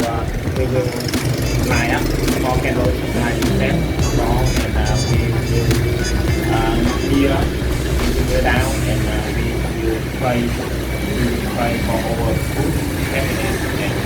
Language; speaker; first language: English; non-native, fluent; Vietnamese